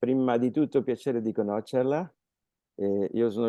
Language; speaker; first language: Italian; non-native, fluent; Spanish